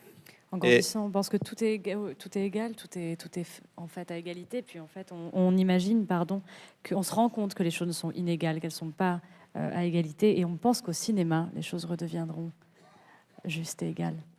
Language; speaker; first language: French; native; French